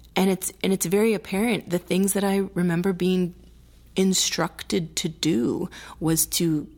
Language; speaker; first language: English; early bilingual, other home language; Spanish